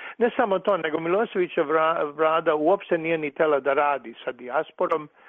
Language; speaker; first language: Croatian; early bilingual, heritage; Serbian